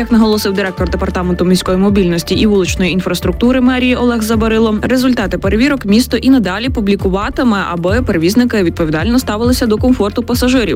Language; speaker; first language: Ukrainian; native; Ukrainian